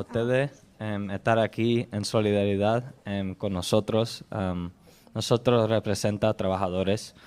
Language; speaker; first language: Spanish; non-native, fluent; English